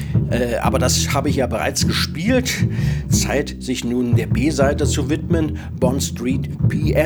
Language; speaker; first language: German; native; German